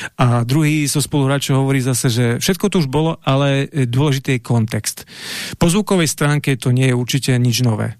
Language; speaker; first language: Slovak; native; Slovak